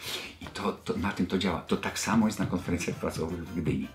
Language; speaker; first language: Polish; native; Polish